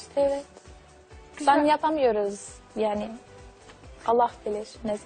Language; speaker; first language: Turkish; non-native, learner; English